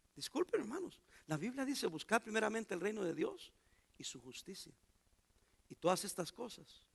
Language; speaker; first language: Spanish; native; Spanish